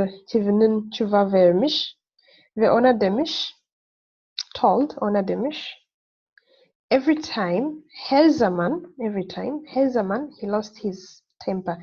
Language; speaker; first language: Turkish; non-native, fluent; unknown